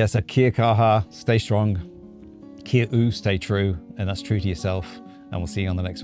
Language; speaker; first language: English; native; English